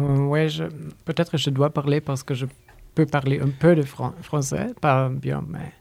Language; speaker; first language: French; non-native, learner; Polish